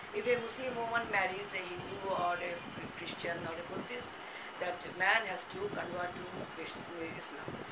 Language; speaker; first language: English; non-native, local second language; Bangla